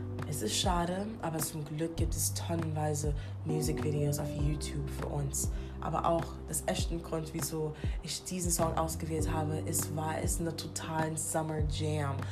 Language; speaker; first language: German; non-native, fluent; English